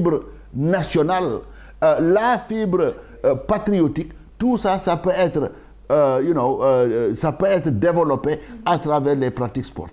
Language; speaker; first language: French; non-native, local second language; Wolof